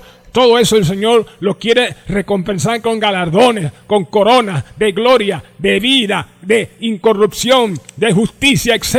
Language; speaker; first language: Spanish; native; Spanish